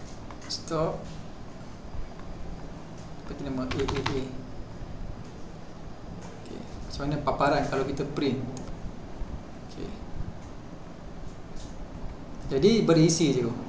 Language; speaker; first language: Malay; native; Malay